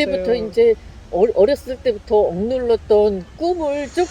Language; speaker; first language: Korean; native; Korean